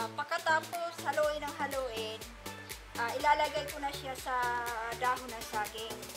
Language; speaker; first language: Filipino; non-native, local second language; Waray